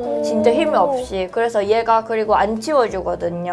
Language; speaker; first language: Korean; non-native, fluent; Japanese